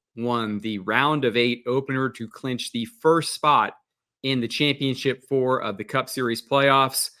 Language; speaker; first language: English; native; English